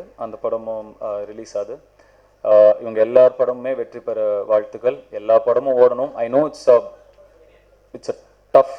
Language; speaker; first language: Tamil; native; Tamil